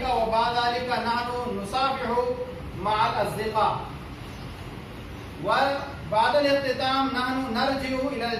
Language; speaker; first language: Arabic; non-native, fluent; Urdu